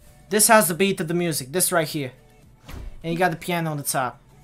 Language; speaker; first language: English; non-native, fluent; Bulgarian